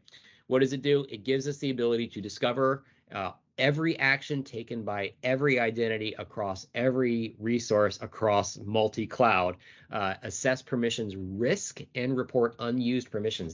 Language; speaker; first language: English; native; English